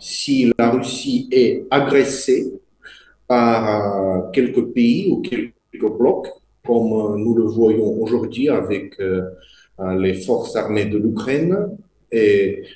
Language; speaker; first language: French; non-native, fluent; Russian